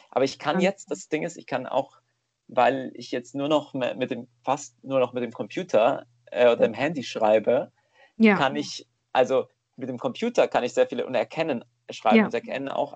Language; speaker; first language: German; native; German